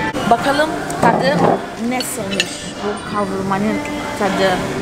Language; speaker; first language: Turkish; non-native, fluent; Portuguese